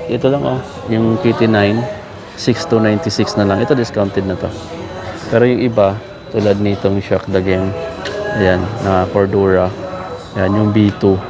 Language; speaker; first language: Filipino; native; Filipino